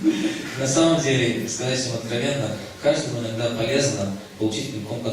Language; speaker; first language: Russian; native; Russian